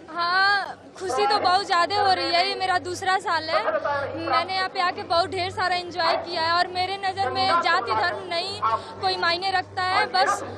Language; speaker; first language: Hindi; native; Hindi